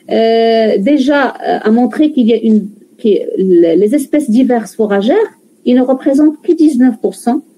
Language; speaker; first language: French; non-native, local second language; Arabic